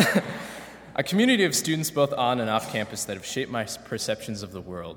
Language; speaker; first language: English; native; English